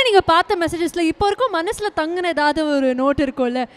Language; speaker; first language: Tamil; native; Tamil